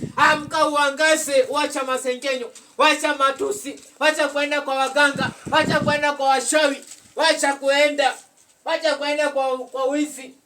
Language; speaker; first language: Swahili; non-native, local second language; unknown